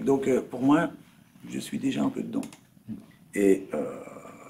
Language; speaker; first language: French; native; French